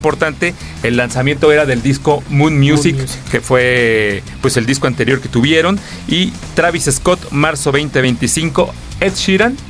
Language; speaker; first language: Spanish; native; Spanish